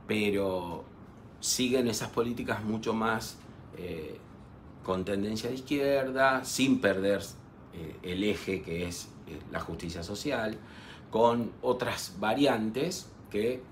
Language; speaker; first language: Spanish; native; Spanish